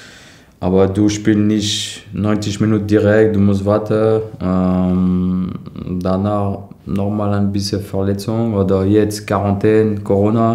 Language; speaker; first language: German; non-native, learner; French